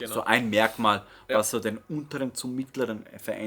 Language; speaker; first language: German; native; German